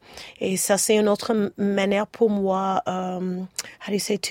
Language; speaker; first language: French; non-native, learner; English